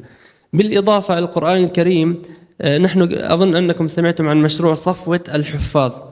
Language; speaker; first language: Arabic; native; Arabic